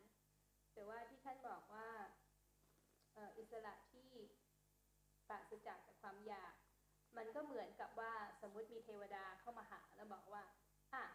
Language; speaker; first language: Thai; native; Thai